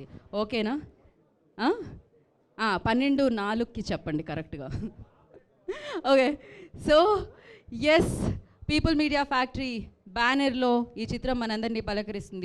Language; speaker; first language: Telugu; native; Telugu